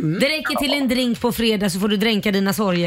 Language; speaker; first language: Swedish; native; Swedish